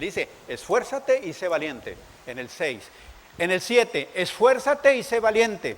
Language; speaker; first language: Spanish; native; Spanish